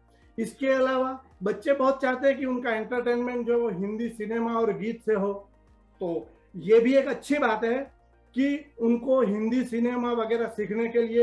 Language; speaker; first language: Hindi; native; Hindi